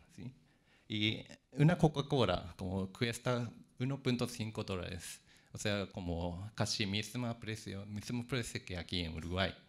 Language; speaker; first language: Spanish; non-native, fluent; Japanese